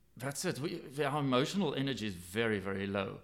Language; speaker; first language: English; native; English